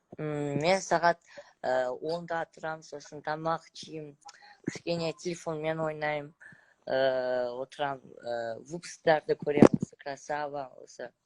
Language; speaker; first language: Kazakh; non-native, local second language; Russian